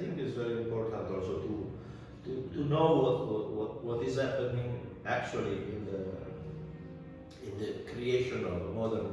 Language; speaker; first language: English; non-native, fluent; Italian